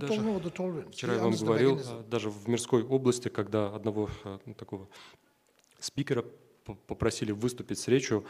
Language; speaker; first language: Russian; native; Russian